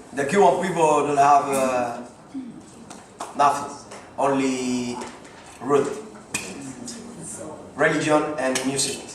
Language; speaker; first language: English; non-native, learner; Spanish